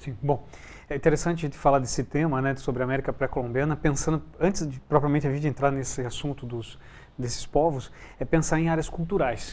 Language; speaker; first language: Portuguese; native; Portuguese